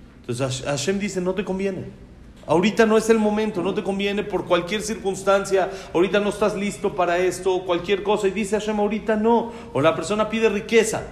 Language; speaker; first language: Spanish; native; Spanish